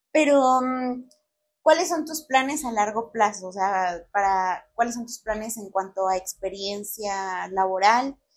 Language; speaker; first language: Spanish; native; Spanish